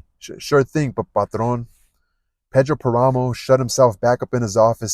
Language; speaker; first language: English; native; English